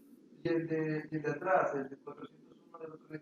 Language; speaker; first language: Spanish; native; Spanish